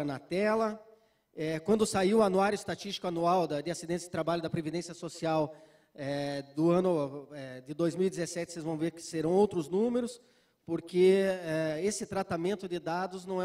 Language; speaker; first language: Portuguese; native; Portuguese